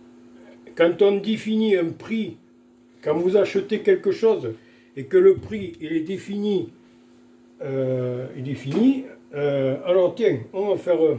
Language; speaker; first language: French; native; French